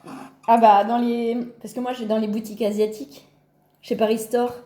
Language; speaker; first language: French; native; French